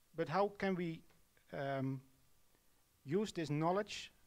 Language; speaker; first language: English; non-native, fluent; Dutch